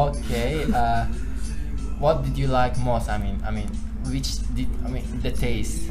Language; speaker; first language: English; non-native, fluent; Uzbek